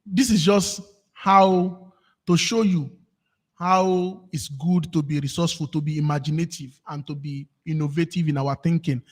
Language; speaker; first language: English; non-native, local second language; Yoruba